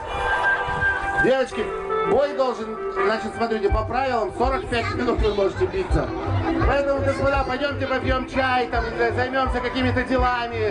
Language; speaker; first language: Russian; native; Russian